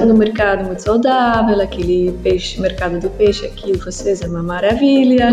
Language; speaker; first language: Portuguese; non-native, learner; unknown